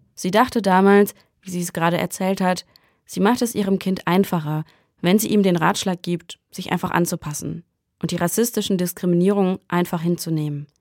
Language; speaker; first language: German; native; German